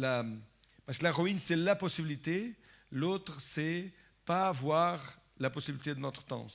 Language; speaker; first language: French; non-native, fluent; Portuguese